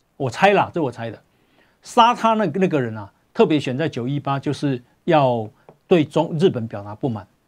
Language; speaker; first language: Chinese; native; Chinese